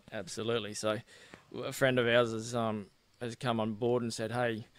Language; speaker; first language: English; native; English